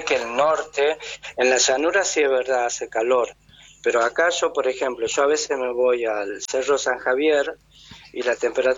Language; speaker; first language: Spanish; native; Spanish